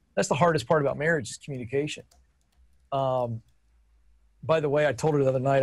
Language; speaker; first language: English; native; English